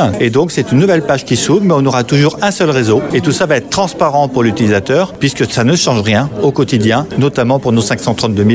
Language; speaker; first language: French; native; French